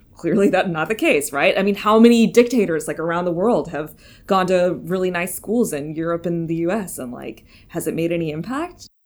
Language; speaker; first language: English; native; English